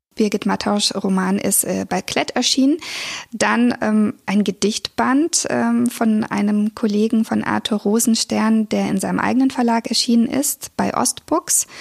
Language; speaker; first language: German; early bilingual, other home language; Russian